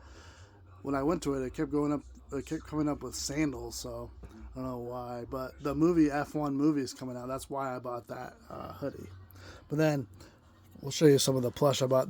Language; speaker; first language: English; native; English